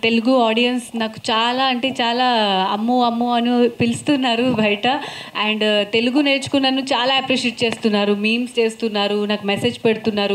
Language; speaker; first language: Telugu; non-native, fluent; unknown